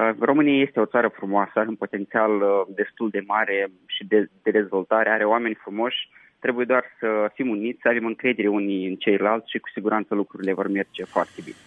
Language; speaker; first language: Romanian; native; Romanian